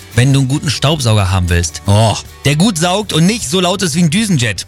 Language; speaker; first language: German; native; German